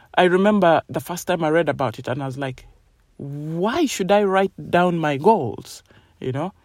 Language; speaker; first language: English; non-native, local second language; Ganda